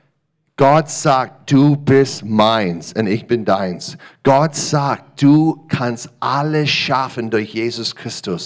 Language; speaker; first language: German; non-native, learner; English